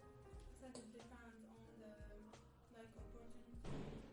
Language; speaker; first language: English; non-native, learner; Arabic